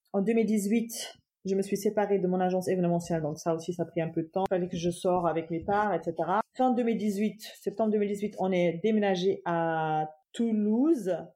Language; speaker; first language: French; non-native, fluent; German